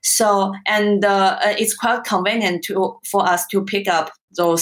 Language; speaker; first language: English; non-native, fluent; Chinese